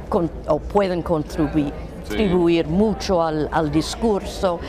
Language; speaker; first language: Spanish; non-native, fluent; English